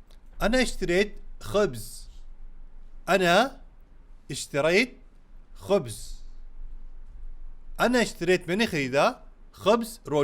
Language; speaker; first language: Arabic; non-native, fluent; Urdu